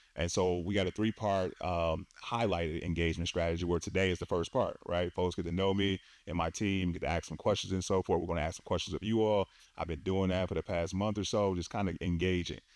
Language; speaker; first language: English; native; English